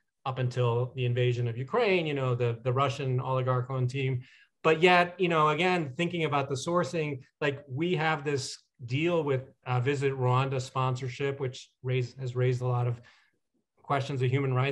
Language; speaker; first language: English; non-native, fluent; Spanish